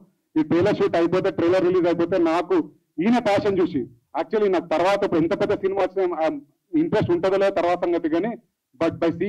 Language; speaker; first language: Telugu; native; Telugu